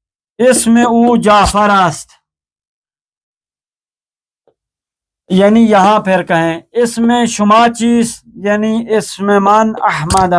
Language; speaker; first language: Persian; non-native, fluent; Urdu